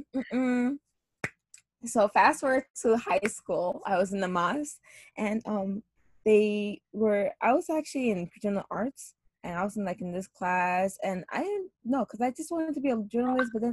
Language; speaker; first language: English; non-native, local second language; Hausa